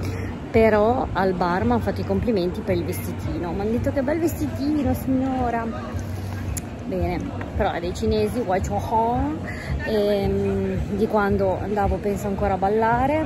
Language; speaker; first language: Italian; native; Italian